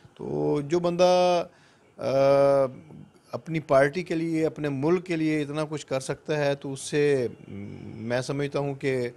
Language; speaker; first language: Urdu; non-native, local second language; Punjabi